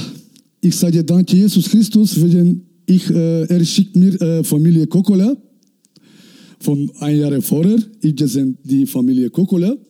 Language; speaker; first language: German; non-native, learner; Turkish